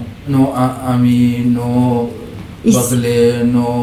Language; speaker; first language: French; non-native, learner; Arabic